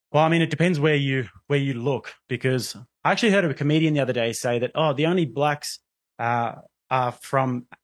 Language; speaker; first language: English; native; English